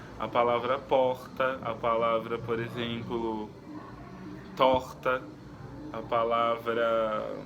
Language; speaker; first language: Portuguese; native; Portuguese